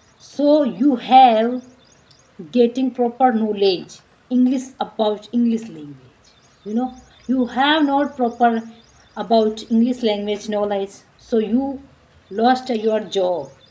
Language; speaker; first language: English; non-native, learner; Marwari